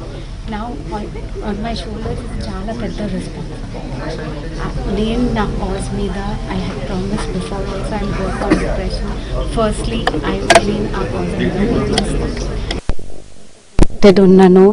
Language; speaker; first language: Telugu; non-native, local second language; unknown